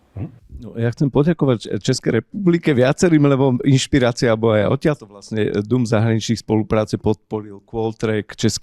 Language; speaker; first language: Slovak; native; Slovak